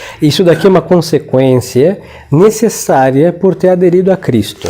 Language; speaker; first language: Portuguese; non-native, fluent; Spanish